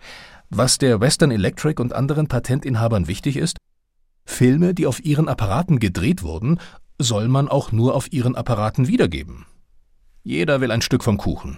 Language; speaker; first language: German; native; German